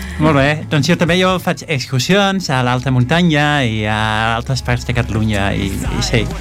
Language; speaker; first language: Catalan; non-native, fluent; Dutch